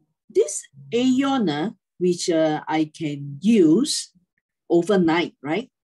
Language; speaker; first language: English; non-native, local second language; Cantonese